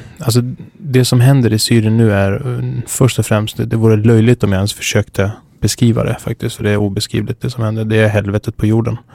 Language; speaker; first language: Swedish; early bilingual, other home language; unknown